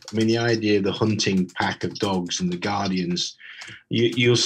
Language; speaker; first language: English; native; English